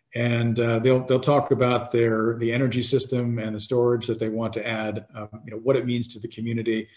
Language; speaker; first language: English; native; English